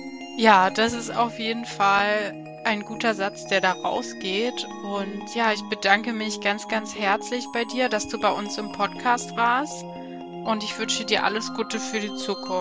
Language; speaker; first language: German; native; German